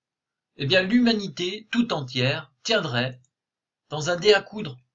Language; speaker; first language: French; native; French